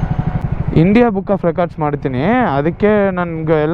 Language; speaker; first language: Kannada; non-native, learner; Tamil